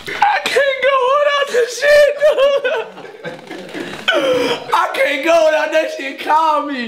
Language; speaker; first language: English; native; English